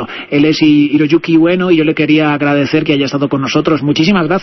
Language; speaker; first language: Spanish; native; Spanish